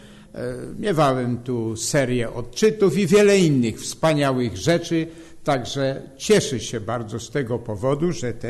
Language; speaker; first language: Polish; native; Polish